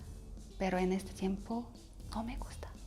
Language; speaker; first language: Spanish; non-native, learner; Russian